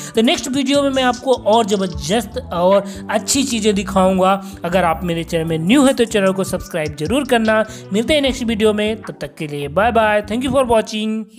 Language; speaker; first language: Hindi; native; Hindi